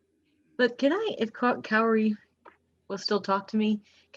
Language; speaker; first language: English; native; English